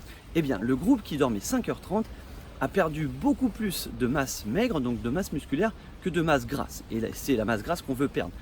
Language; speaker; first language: French; native; French